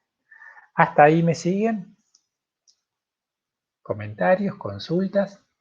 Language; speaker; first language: Spanish; native; Spanish